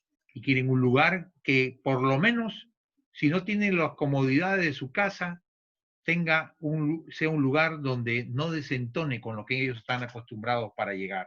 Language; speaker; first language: Spanish; native; Spanish